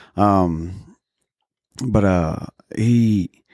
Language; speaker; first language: English; native; English